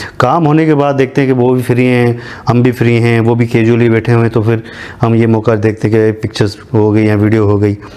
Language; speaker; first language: Urdu; non-native, local second language; Sindhi